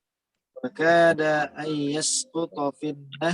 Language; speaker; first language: Arabic; non-native, learner; Indonesian